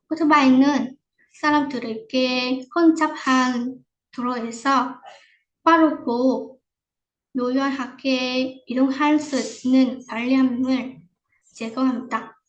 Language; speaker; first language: Korean; non-native, fluent; Vietnamese